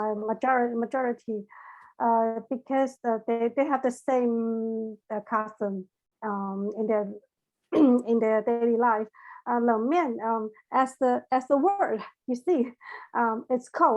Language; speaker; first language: English; non-native, learner; Chinese